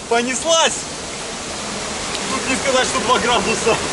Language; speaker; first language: Russian; native; Russian